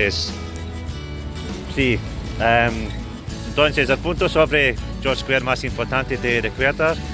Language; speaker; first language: Spanish; non-native, learner; English